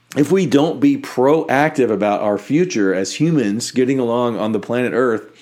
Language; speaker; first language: English; native; English